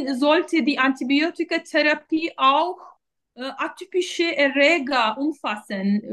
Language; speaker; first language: German; non-native, fluent; Turkish